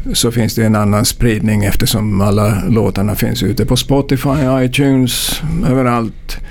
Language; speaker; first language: Swedish; native; Swedish